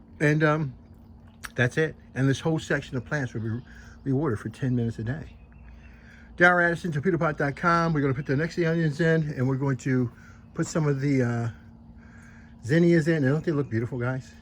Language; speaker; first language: English; native; English